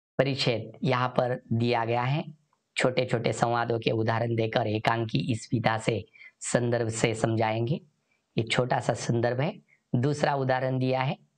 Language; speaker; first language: Hindi; non-native, local second language; Marathi